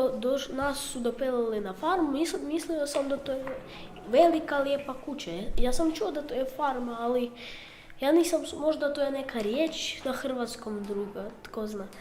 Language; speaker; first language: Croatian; non-native, learner; Ukrainian